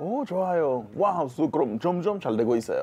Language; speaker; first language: Korean; non-native, fluent; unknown